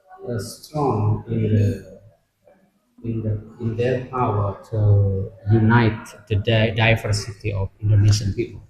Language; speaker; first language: English; non-native, fluent; Indonesian